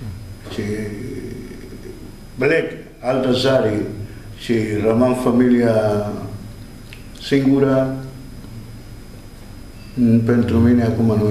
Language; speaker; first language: Romanian; non-native, learner; Spanish